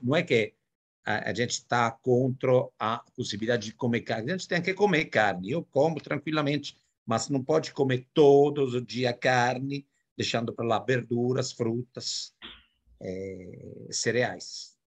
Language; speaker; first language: Portuguese; non-native, fluent; Italian